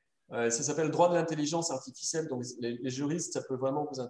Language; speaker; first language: French; native; French